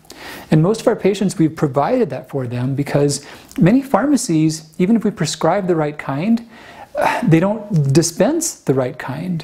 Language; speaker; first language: English; native; English